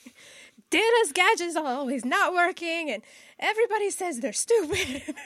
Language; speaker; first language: English; native; English